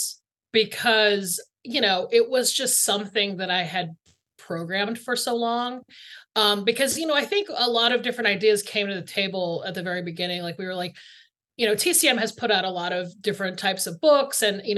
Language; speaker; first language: English; native; English